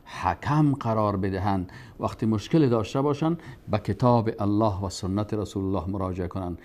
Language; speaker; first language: Persian; native; Persian